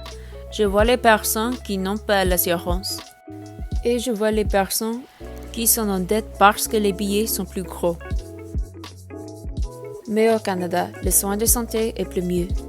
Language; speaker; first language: French; non-native, learner; English